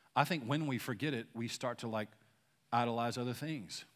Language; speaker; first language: English; native; English